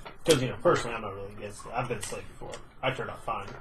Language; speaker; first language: English; native; English